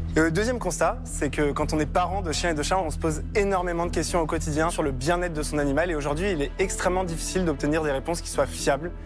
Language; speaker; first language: French; native; French